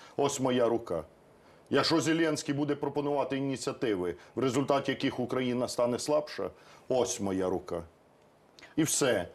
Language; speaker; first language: Ukrainian; native; Ukrainian